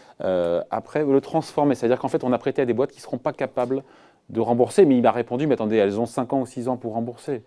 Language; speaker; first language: French; native; French